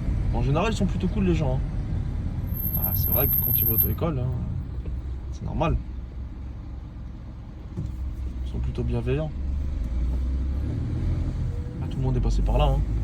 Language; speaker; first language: French; native; French